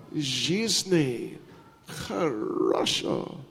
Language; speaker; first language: Russian; non-native, learner; English